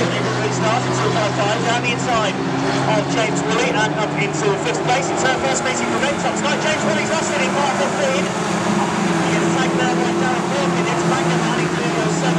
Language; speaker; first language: English; native; English